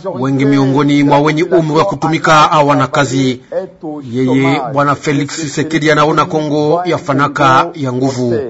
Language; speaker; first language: Swahili; native; Swahili